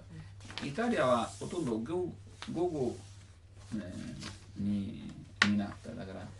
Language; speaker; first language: Japanese; non-native, learner; Italian